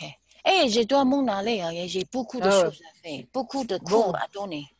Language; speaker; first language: French; non-native, learner; Chinese